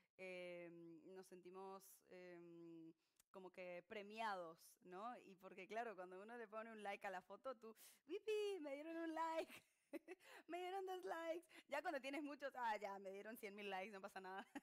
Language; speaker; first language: Spanish; native; Spanish